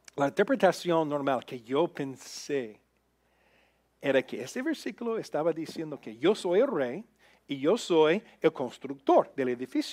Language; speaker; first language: Spanish; non-native, fluent; English